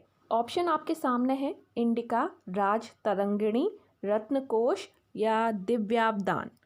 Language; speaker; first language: Hindi; native; Hindi